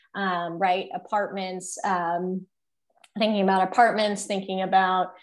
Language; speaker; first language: English; native; English